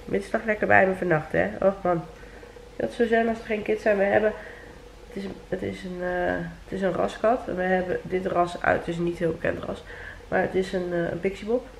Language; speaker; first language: Dutch; native; Dutch